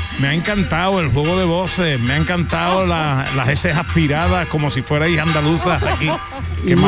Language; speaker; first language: Spanish; native; Spanish